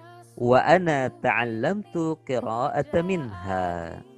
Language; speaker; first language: Arabic; non-native, fluent; Indonesian